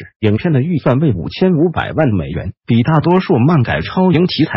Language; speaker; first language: Chinese; native; Chinese